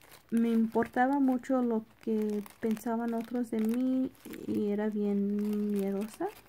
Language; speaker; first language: Spanish; early bilingual, other home language; English